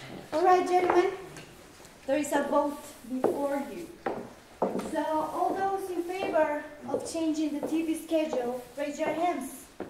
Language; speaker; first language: English; non-native, fluent; Spanish